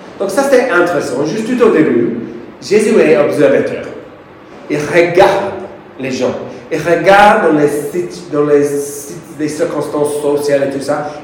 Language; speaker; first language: French; non-native, fluent; English